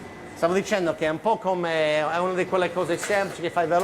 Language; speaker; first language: Italian; non-native, fluent; English